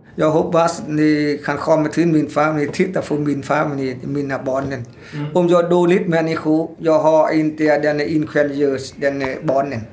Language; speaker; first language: Swedish; non-native, learner; Vietnamese